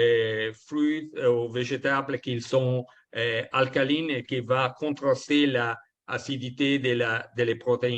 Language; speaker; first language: French; non-native, learner; Italian